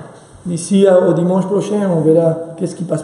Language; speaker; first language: French; non-native, fluent; Spanish